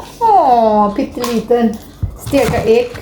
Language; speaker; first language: Swedish; non-native, learner; Thai